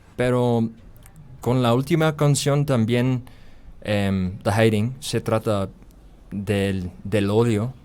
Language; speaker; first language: Spanish; non-native, fluent; English